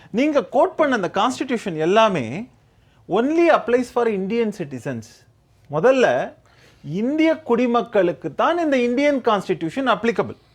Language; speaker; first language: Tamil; native; Tamil